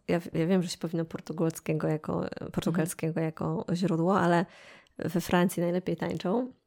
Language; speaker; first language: Polish; native; Polish